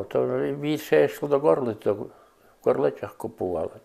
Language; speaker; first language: Polish; non-native, local second language; Rusyn